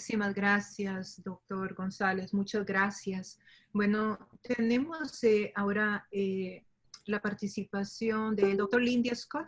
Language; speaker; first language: Spanish; native; Spanish